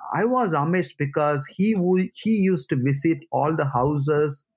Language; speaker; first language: English; non-native, local second language; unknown